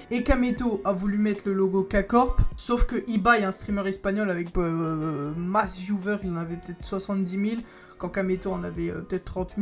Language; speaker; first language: French; native; French